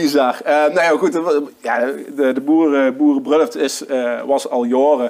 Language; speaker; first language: Dutch; native; Dutch